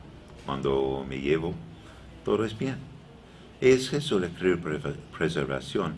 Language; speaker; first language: Spanish; non-native, learner; English